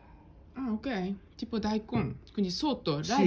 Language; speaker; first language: Italian; non-native, learner; Japanese